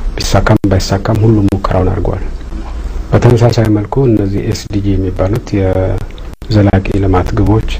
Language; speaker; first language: Amharic; non-native, local second language; Tigrinya